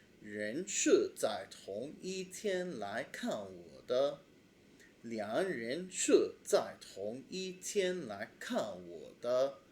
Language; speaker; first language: Chinese; non-native, learner; English